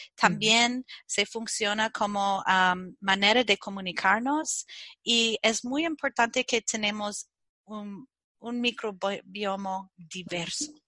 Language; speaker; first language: Spanish; non-native, fluent; English